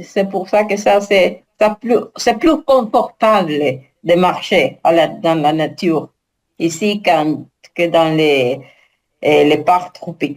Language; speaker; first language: French; non-native, learner; Spanish